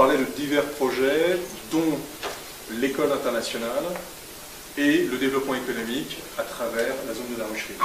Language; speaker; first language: French; native; French